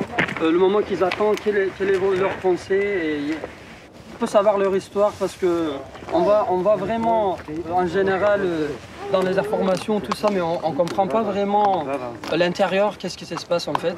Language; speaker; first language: French; non-native, fluent; Kurdish